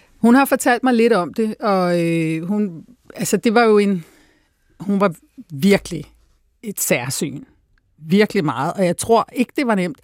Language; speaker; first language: Danish; native; Danish